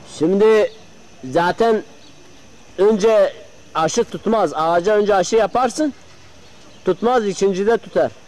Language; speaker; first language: Turkish; non-native, local second language; Zaza